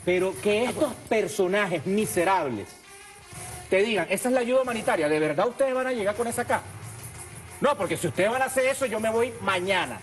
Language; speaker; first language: Spanish; native; Spanish